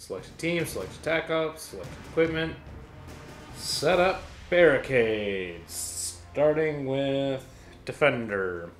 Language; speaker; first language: English; native; English